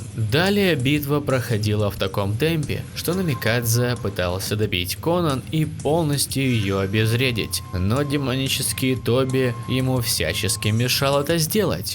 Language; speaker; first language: Russian; native; Russian